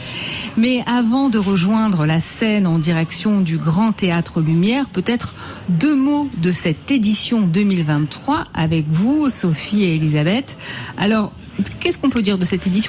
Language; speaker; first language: French; native; French